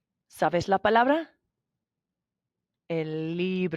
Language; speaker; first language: Spanish; non-native, fluent; English